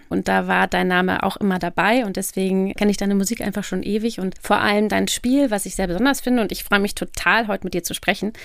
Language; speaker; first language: German; native; German